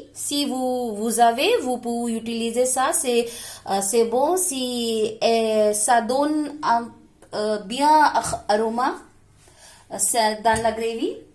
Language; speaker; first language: French; non-native, learner; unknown